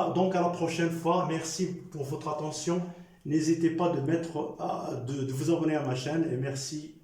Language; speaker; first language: French; non-native, local second language; Arabic